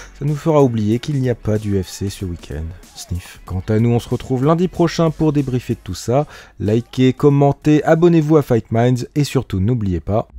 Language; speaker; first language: French; native; French